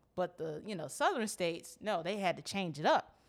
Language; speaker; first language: English; native; English